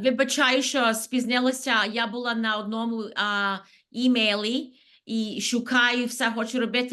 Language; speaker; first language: Ukrainian; early bilingual, heritage; Ukrainian